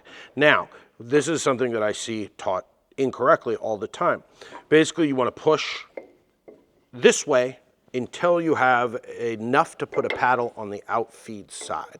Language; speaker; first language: English; native; English